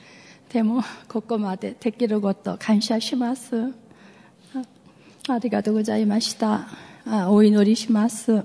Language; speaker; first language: Japanese; non-native, fluent; Korean